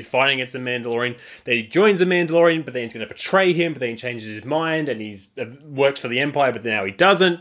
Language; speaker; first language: English; native; English